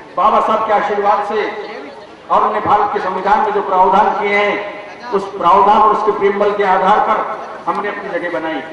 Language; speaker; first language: Hindi; native; Hindi